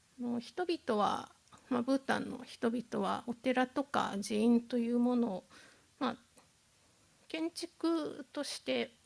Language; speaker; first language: Japanese; native; Japanese